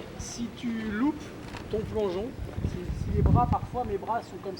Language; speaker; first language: French; native; French